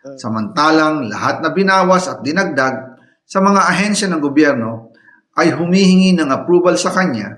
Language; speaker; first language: Filipino; native; Filipino